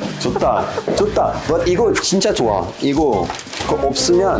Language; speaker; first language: Korean; non-native, learner; French